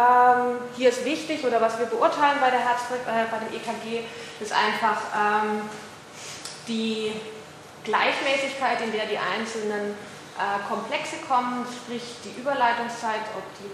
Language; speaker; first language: German; native; German